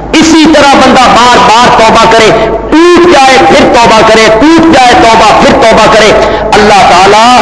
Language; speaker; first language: Urdu; native; Urdu